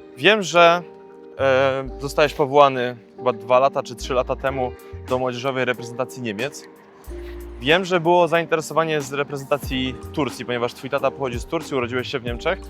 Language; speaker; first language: Polish; native; Polish